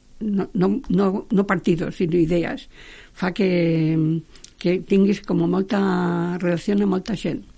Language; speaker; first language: Catalan; non-native, local second language; Spanish